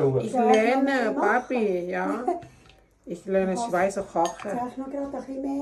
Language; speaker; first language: German; non-native, learner; Thai